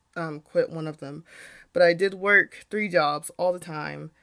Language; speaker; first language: English; native; English